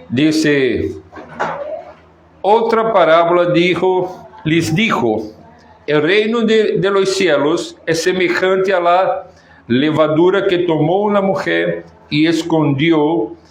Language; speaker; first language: Spanish; non-native, fluent; Portuguese